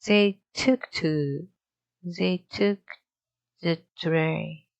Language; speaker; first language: English; non-native, learner; Japanese